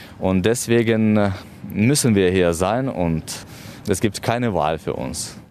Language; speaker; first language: German; non-native, fluent; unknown